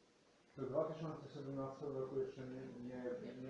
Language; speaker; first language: Polish; non-native, learner; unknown